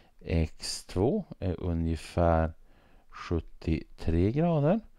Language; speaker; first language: Swedish; native; Swedish